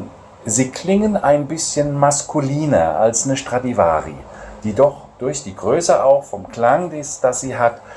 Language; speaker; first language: German; native; German